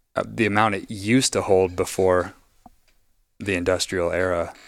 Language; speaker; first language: English; native; English